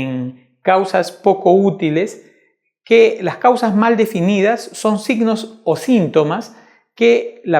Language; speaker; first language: Spanish; native; Spanish